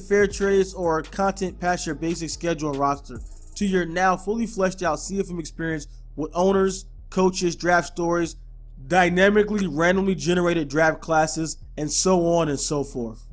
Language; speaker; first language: English; native; English